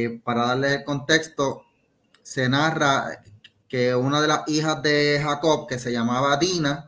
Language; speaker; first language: Spanish; native; Spanish